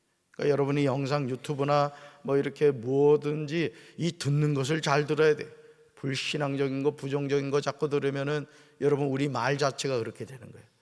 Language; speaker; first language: Korean; native; Korean